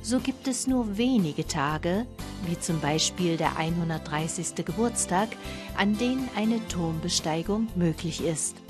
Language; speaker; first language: German; native; German